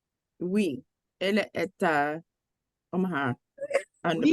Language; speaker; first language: French; non-native, learner; English